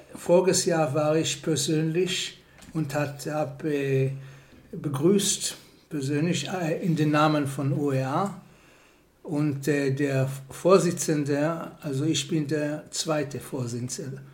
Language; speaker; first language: German; non-native, fluent; Hebrew